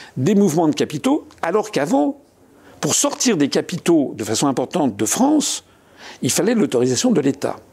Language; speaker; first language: French; native; French